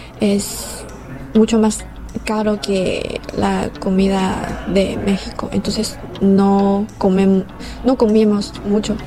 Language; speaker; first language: Spanish; non-native, fluent; Chinese